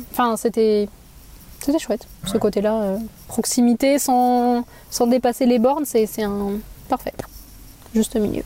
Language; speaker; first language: French; native; French